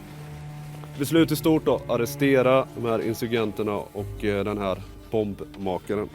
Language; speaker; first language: Swedish; native; Swedish